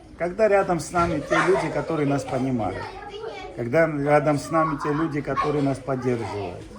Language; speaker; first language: Russian; non-native, local second language; Georgian